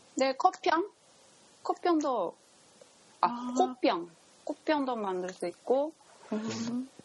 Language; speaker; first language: Korean; non-native, learner; Japanese